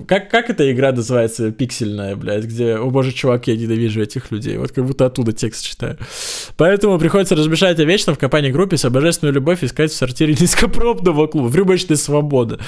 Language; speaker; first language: Russian; native; Russian